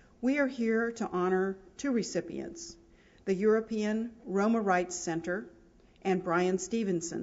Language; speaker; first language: English; native; English